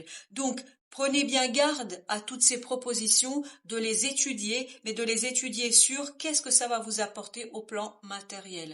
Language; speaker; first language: French; native; French